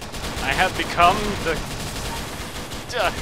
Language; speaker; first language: English; native; English